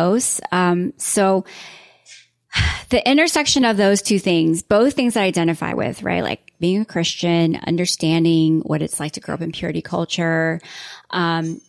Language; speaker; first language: English; native; English